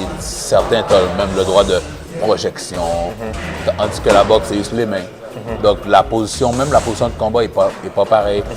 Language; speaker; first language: French; early bilingual, other home language; Haitian Creole